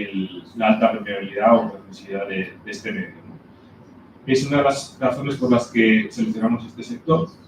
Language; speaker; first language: Spanish; native; Spanish